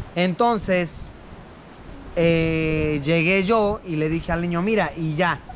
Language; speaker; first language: Spanish; native; Spanish